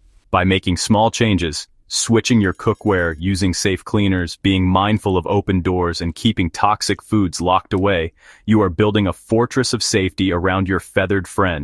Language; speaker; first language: English; native; English